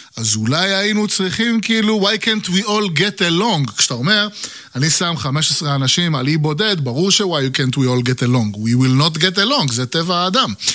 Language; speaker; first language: Hebrew; native; Hebrew